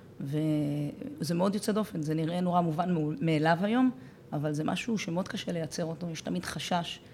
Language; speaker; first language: Hebrew; native; Hebrew